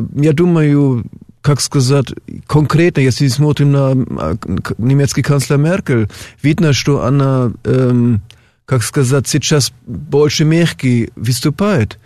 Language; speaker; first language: Russian; non-native, fluent; German